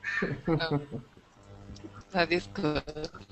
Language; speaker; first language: English; non-native, learner; Spanish